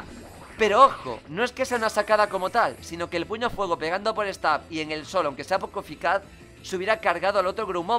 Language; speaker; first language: Spanish; native; Spanish